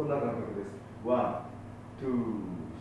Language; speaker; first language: Japanese; native; Japanese